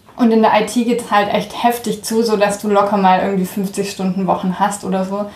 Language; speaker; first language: German; early bilingual, heritage; German